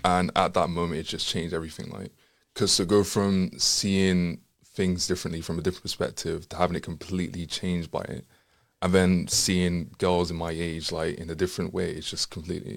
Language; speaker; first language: English; native; English